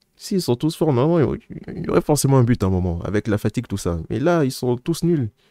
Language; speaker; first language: French; native; French